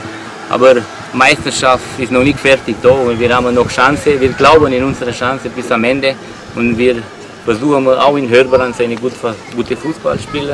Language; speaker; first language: German; non-native, learner; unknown